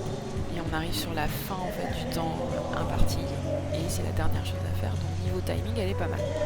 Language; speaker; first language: French; native; French